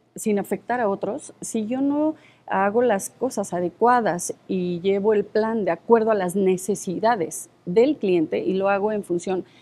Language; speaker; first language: Spanish; native; Spanish